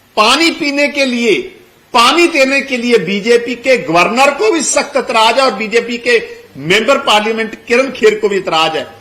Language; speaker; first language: Hindi; non-native, local second language; Punjabi